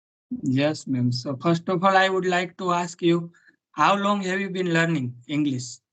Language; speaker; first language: English; non-native, learner; Gujarati